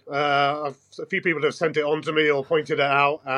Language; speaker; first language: English; native; English